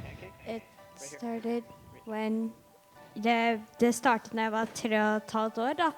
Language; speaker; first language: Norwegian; early bilingual, other home language; English